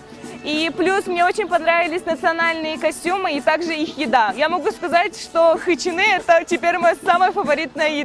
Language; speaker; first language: Russian; non-native, fluent; Turkish